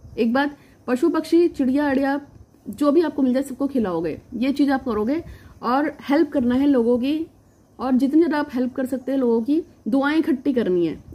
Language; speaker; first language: Hindi; native; Hindi